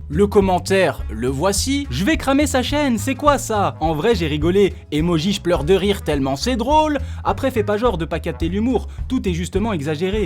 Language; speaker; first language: French; native; French